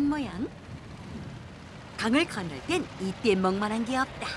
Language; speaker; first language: Korean; native; Korean